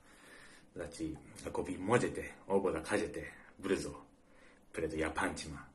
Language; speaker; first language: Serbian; non-native, learner; Japanese